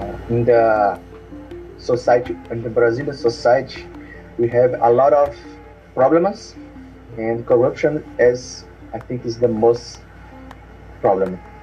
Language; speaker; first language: English; non-native, learner; Portuguese